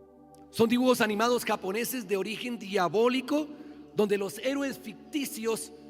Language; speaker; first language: Spanish; native; Spanish